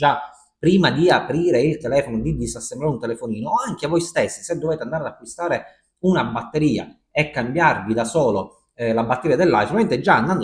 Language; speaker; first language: Italian; native; Italian